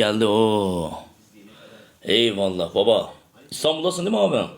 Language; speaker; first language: Turkish; native; Turkish